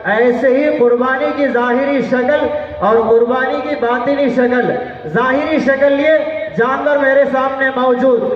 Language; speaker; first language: Urdu; native; Urdu